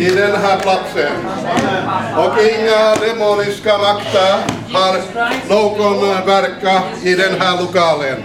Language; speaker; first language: Swedish; non-native, fluent; Finnish